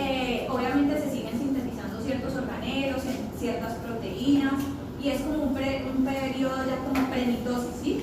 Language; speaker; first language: Spanish; native; Spanish